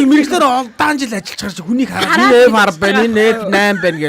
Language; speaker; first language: Mongolian; native; Mongolian